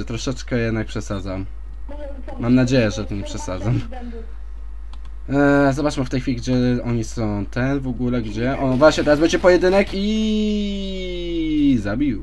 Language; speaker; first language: Polish; native; Polish